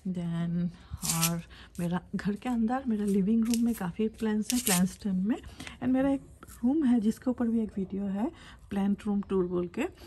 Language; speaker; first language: Hindi; non-native, local second language; Assamese